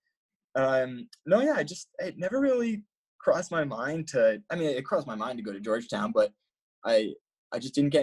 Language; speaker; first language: English; native; English